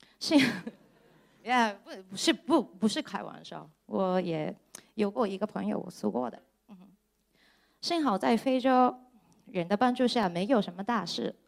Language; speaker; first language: Chinese; non-native, fluent; Japanese